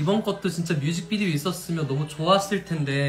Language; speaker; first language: Korean; non-native, fluent; English